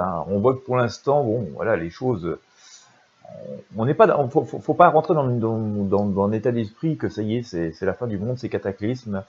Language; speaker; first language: French; native; French